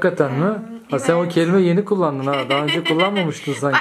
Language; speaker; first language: Turkish; native; Turkish